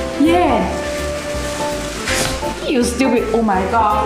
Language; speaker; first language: English; non-native, learner; Cantonese